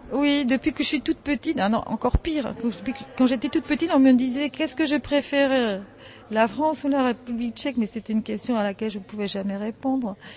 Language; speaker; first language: French; early bilingual, heritage; French